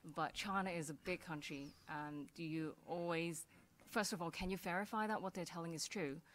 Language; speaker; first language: English; non-native, local second language; Cantonese